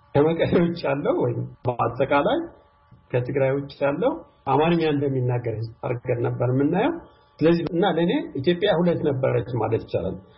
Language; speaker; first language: Amharic; non-native, local second language; Tigrinya